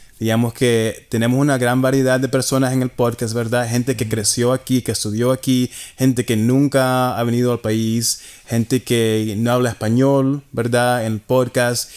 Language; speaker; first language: Spanish; early bilingual, heritage; Spanish